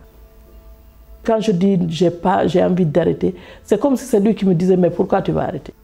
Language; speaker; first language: French; non-native, local second language; Fula